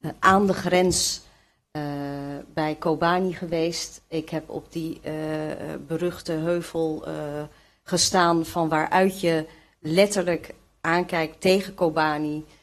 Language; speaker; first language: Dutch; early bilingual, other home language; Kurdish